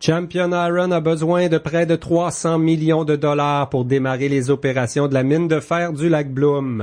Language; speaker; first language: French; native; French